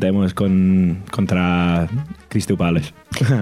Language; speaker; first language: Spanish; non-native, learner; English